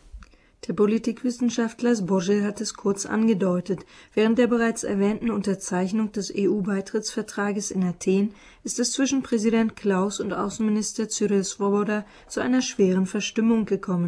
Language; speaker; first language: German; native; German